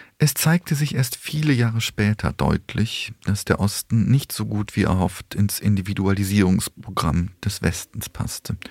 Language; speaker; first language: German; early bilingual, other home language; Polish